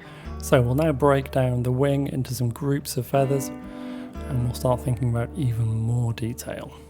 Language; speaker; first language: English; native; English